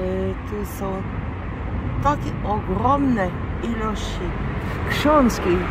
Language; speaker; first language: Polish; non-native, learner; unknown